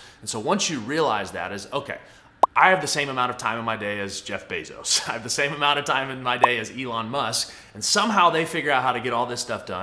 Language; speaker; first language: English; native; English